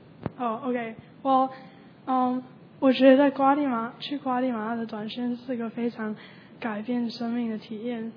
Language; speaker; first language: Chinese; early bilingual, heritage; Chinese